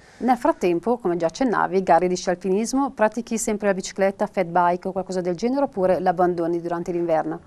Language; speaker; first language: Italian; native; Italian